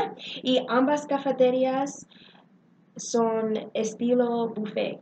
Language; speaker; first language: Spanish; non-native, learner; English